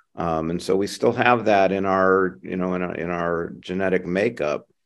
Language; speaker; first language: English; native; English